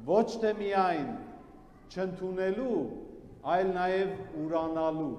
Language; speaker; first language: Armenian; native; Armenian